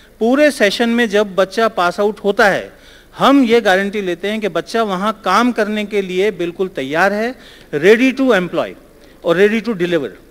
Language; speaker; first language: Hindi; native; Hindi